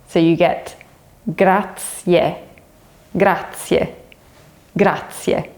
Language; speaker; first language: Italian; non-native, fluent; English